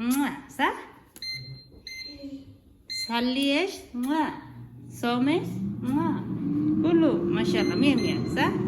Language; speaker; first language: Arabic; non-native, learner; Bangla